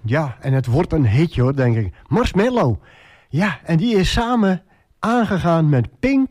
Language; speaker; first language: Dutch; native; Dutch